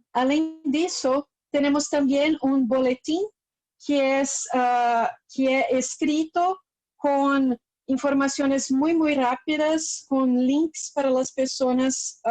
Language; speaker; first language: Spanish; non-native, learner; Portuguese